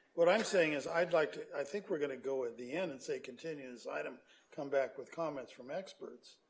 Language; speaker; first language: English; native; English